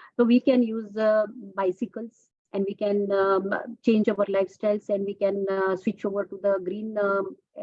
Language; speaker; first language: English; non-native, local second language; Telugu